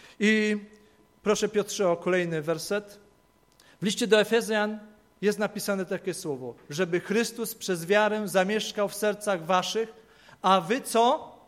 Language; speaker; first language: Polish; native; Polish